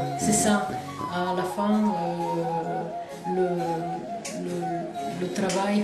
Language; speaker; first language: French; non-native, fluent; Italian